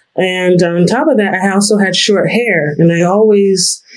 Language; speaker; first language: English; native; English